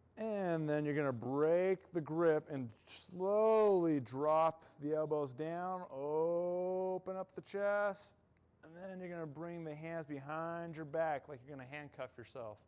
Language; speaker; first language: English; native; English